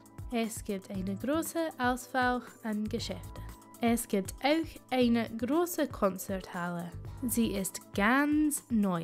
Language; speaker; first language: German; non-native, learner; English